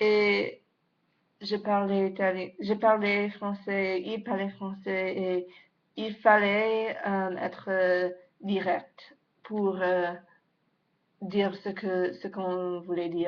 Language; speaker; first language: French; non-native, learner; English